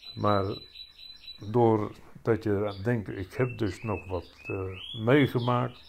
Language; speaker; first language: Dutch; native; Dutch